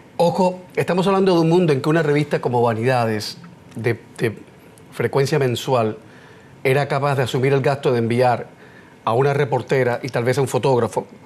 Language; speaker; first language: Spanish; native; Spanish